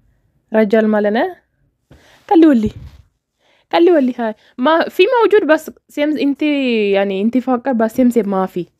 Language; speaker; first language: Arabic; non-native, learner; Oromo